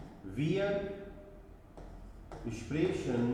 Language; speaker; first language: German; non-native, fluent; Hindi